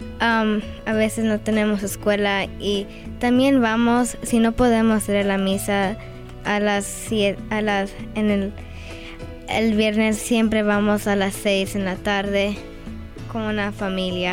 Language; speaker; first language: Spanish; early bilingual, other home language; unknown